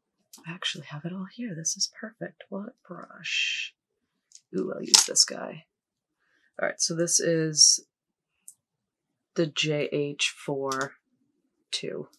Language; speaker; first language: English; native; English